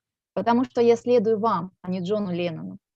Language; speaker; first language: Russian; native; Russian